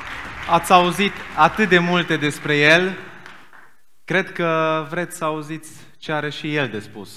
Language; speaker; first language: Romanian; native; Romanian